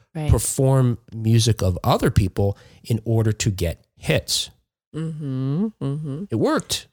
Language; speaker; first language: English; native; English